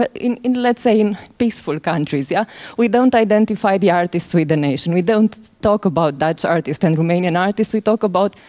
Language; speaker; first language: English; non-native, fluent; Romanian